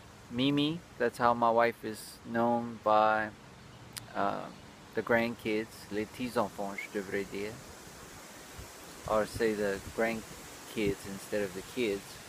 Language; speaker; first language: English; early bilingual, other home language; French